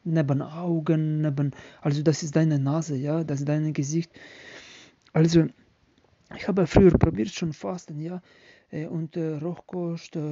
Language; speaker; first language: German; non-native, learner; Ukrainian